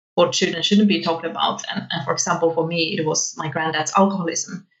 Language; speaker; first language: English; non-native, fluent; Finnish